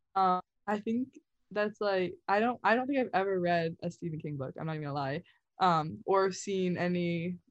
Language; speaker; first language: English; native; English